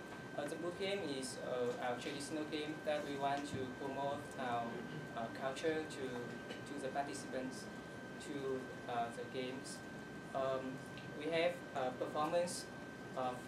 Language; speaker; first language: English; non-native, learner; Vietnamese